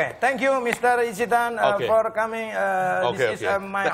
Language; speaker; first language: English; non-native, learner; Indonesian